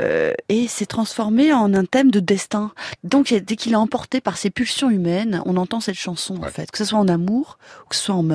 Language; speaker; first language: French; native; French